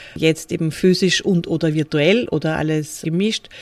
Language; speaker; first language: German; native; German